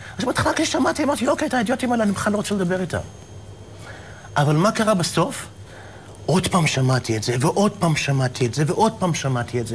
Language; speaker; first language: Hebrew; native; Hebrew